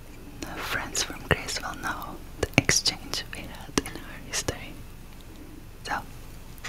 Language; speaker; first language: English; non-native, fluent; Turkish